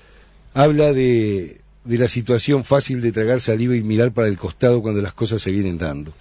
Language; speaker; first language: Spanish; native; Spanish